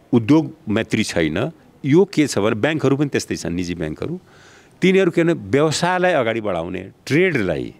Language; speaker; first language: Nepali; non-native, local second language; Bhojpuri